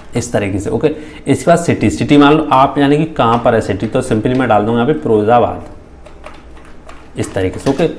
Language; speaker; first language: Hindi; native; Hindi